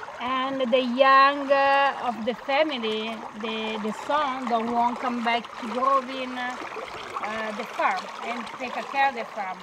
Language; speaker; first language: English; non-native, learner; Italian